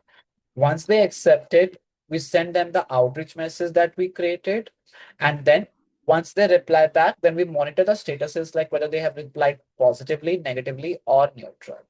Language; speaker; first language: English; non-native, local second language; Hindi